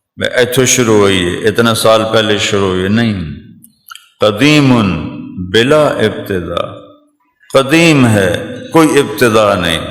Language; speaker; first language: Urdu; non-native, local second language; Punjabi